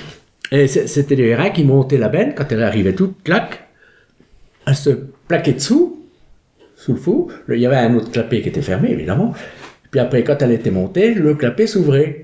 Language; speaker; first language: French; native; French